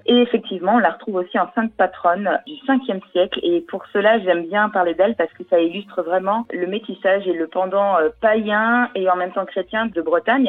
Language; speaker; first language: French; native; French